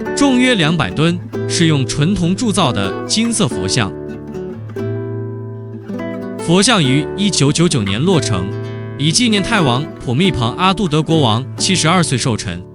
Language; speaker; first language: Chinese; native; Chinese